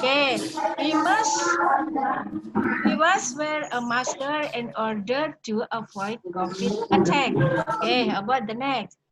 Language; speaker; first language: English; non-native, learner; Indonesian